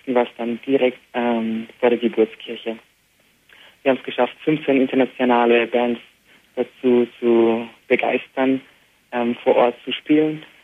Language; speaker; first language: German; early bilingual, heritage; Arabic